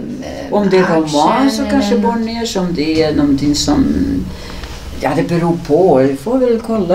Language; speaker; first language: Swedish; native; Swedish